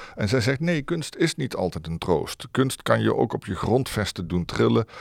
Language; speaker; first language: Dutch; native; Dutch